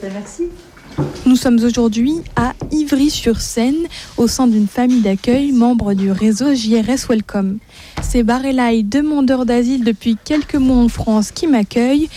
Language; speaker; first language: French; native; French